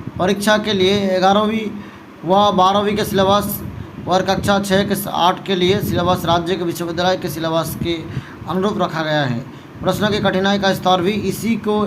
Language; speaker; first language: Hindi; non-native, local second language; Bangla